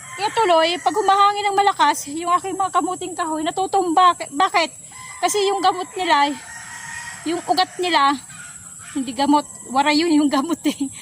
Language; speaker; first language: Filipino; non-native, local second language; Waray